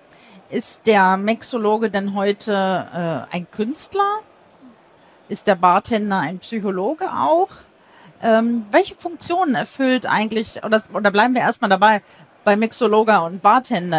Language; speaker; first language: German; native; German